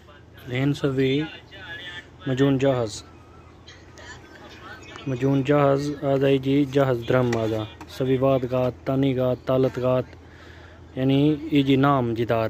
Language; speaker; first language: Arabic; non-native, learner; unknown